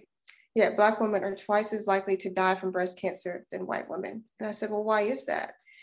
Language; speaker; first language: English; native; English